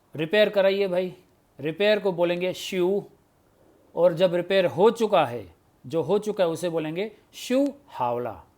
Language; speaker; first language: Hindi; native; Hindi